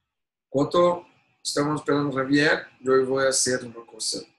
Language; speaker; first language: Spanish; non-native, learner; Portuguese